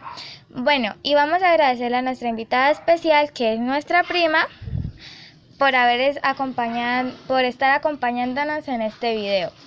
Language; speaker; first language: Spanish; native; Spanish